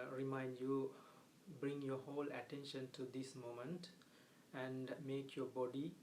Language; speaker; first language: English; non-native, local second language; Sinhala